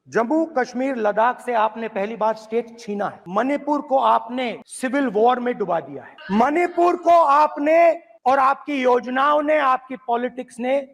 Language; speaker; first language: Hindi; native; Hindi